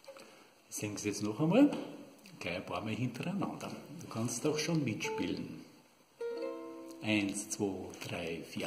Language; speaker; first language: German; native; German